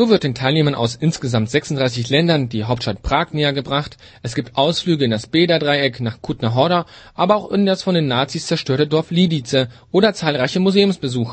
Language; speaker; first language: German; native; German